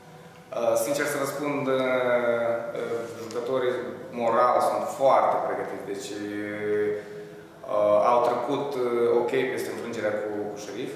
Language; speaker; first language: Romanian; native; Romanian